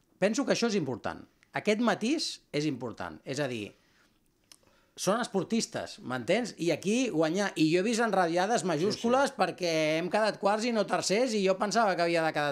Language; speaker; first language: Catalan; native; Catalan